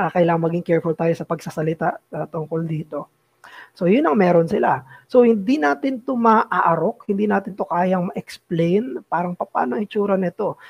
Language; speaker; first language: Filipino; native; Filipino